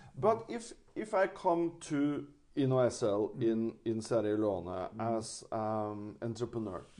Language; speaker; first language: English; non-native, fluent; Norwegian